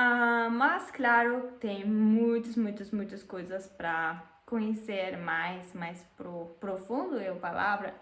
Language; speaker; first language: Portuguese; non-native, fluent; German